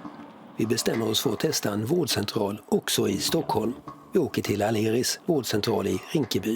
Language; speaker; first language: Swedish; native; Swedish